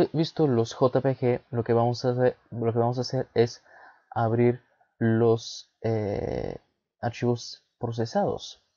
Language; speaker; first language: Spanish; early bilingual, other home language; Bulgarian